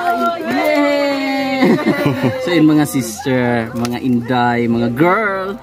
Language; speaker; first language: Filipino; non-native, local second language; Cebuano